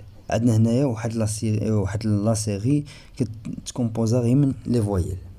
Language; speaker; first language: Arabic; native; Arabic